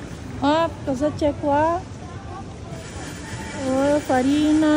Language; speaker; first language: Italian; non-native, fluent; Filipino